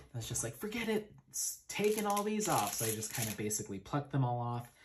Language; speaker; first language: English; native; English